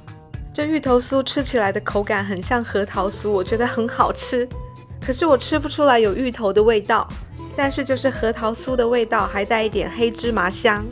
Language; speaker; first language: Chinese; native; Chinese